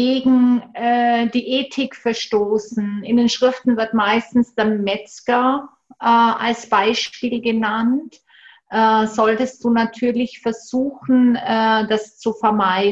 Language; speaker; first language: German; native; German